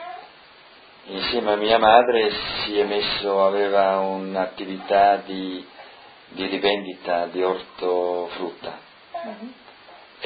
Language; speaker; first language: Italian; non-native, local second language; Friulian